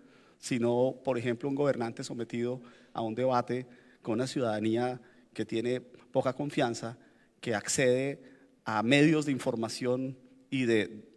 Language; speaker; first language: Spanish; native; Spanish